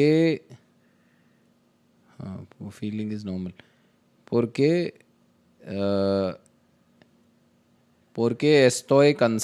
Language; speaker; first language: Spanish; non-native, learner; Hindi